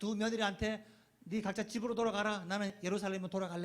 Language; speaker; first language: Korean; native; Korean